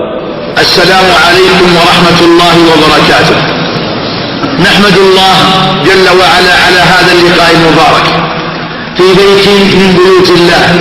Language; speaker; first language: Arabic; native; Arabic